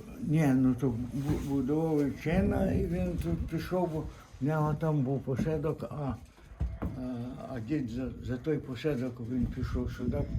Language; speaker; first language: Ukrainian; native; Ukrainian